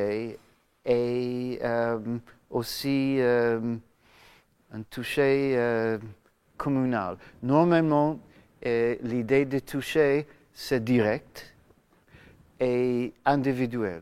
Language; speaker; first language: French; non-native, fluent; English